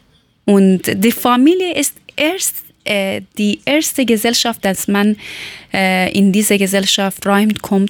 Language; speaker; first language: German; non-native, learner; Persian